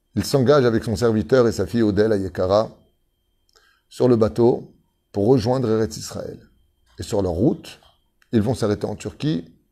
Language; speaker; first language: French; native; French